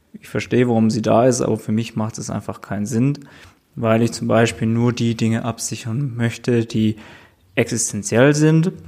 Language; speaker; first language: German; native; German